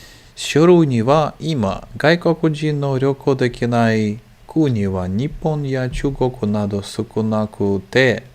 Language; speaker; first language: Japanese; non-native, learner; English